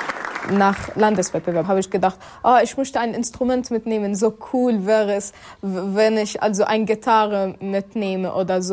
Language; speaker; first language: German; non-native, fluent; Arabic